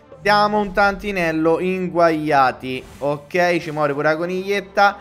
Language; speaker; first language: Italian; native; Italian